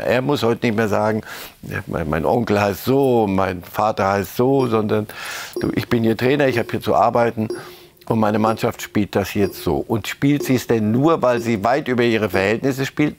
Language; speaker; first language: German; native; German